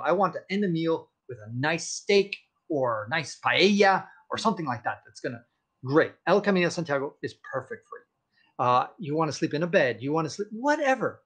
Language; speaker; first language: English; native; English